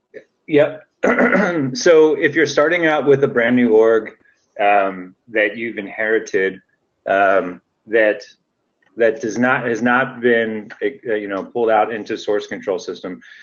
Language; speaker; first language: English; native; English